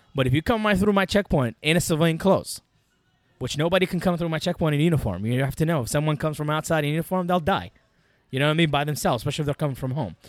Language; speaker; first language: English; non-native, fluent; Arabic